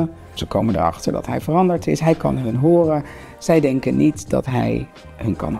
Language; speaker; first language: Dutch; native; Dutch